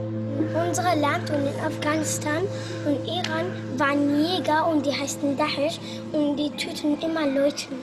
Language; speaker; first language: German; non-native, learner; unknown